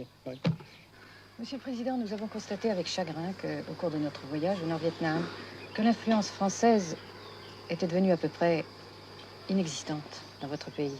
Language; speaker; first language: French; native; French